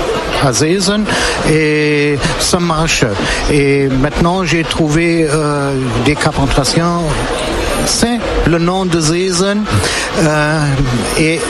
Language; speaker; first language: French; non-native, learner; German